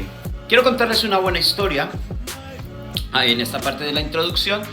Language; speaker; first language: Spanish; native; Spanish